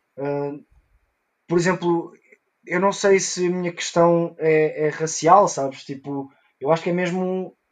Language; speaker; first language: Portuguese; early bilingual, heritage; Portuguese